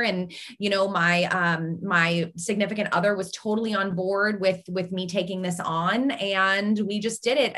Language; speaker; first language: English; native; English